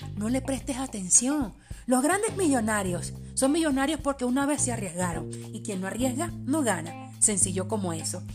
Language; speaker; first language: Spanish; early bilingual, other home language; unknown